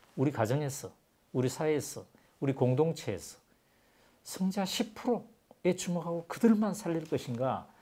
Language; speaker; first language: Korean; native; Korean